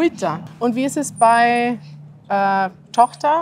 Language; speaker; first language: German; native; German